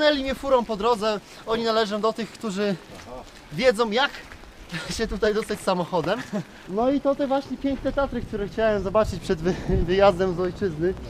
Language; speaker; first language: Polish; native; Polish